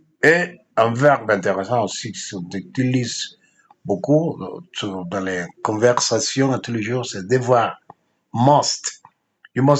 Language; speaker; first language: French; non-native, fluent; Spanish